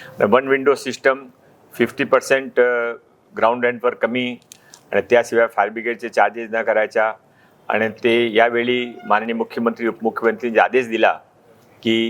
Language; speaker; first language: Marathi; non-native, local second language; Hindi